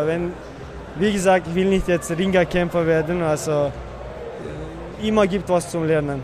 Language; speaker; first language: German; non-native, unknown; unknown